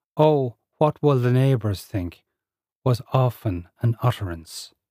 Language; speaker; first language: English; native; English